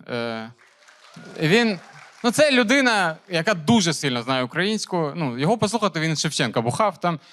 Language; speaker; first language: Ukrainian; non-native, local second language; Russian